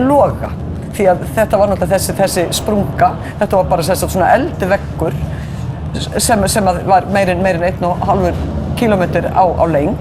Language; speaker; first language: Icelandic; native; Icelandic